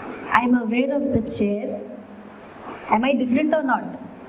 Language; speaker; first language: English; non-native, local second language; Tamil